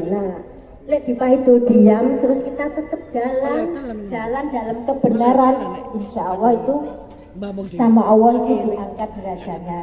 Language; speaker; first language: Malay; non-native, local second language; Javanese